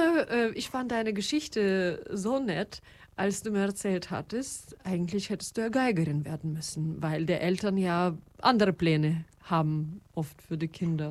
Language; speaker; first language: German; non-native, fluent; Russian